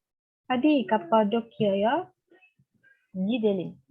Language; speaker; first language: Turkish; non-native, fluent; Indonesian